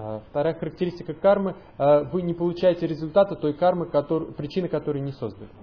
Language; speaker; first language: Russian; native; Russian